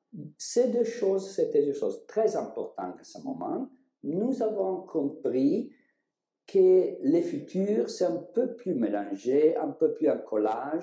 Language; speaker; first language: French; non-native, learner; Italian